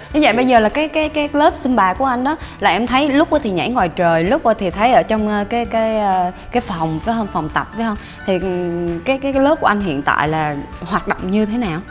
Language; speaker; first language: Vietnamese; native; Vietnamese